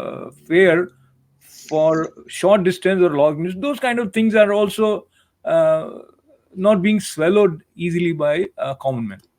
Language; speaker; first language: English; non-native, local second language; Hindi